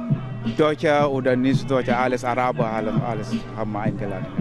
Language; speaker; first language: German; non-native, learner; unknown